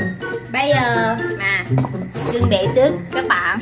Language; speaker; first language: Vietnamese; non-native, learner; Thai